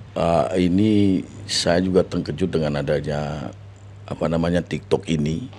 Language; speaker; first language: Indonesian; non-native, local second language; Balinese